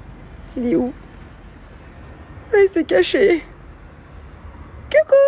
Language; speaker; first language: French; native; French